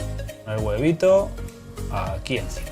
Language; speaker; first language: Spanish; native; Spanish